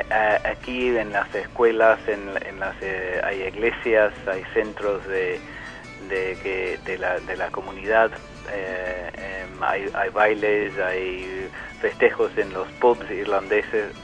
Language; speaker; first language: Spanish; non-native, fluent; English